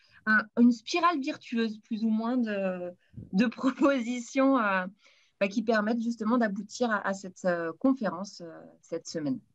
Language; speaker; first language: French; native; French